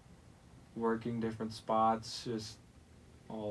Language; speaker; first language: English; native; English